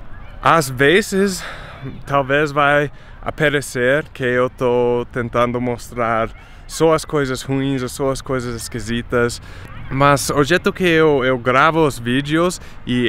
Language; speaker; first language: Portuguese; non-native, fluent; English